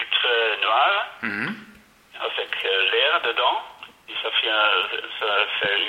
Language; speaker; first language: French; non-native, learner; Dutch